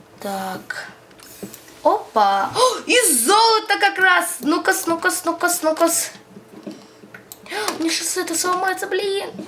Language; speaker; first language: Russian; native; Russian